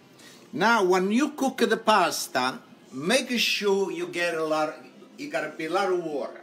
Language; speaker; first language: English; non-native, local second language; Italian